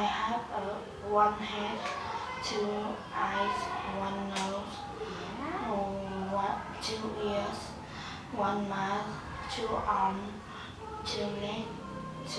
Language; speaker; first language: English; non-native, learner; Vietnamese